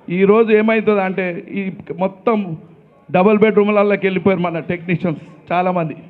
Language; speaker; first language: Telugu; native; Telugu